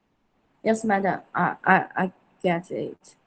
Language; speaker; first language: English; non-native, learner; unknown